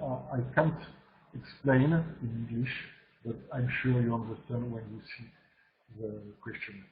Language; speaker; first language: English; non-native, learner; French